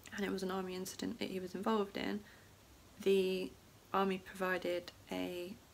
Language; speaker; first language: English; native; English